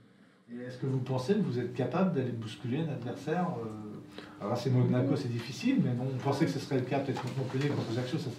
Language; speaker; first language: French; native; French